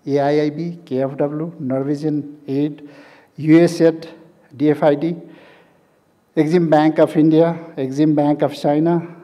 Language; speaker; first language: English; non-native, local second language; Nepali